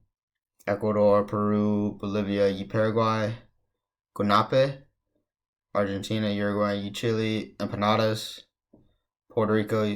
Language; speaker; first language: Spanish; non-native, learner; English